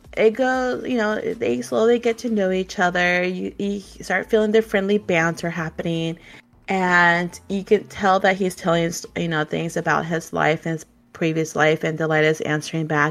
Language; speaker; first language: English; native; English